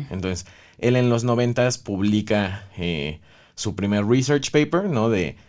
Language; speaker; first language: Spanish; native; Spanish